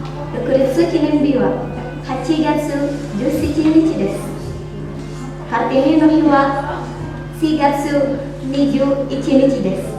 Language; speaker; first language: Japanese; non-native, learner; Indonesian